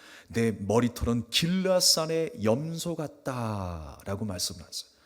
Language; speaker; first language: Korean; native; Korean